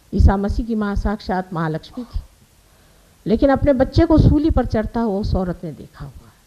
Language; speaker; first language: Hindi; non-native, local second language; Marathi